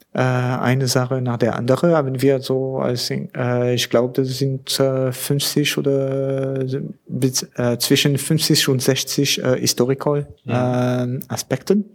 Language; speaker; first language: German; non-native, learner; French